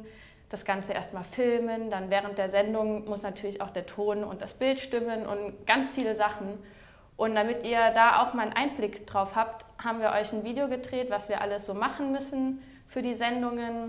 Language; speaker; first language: German; native; German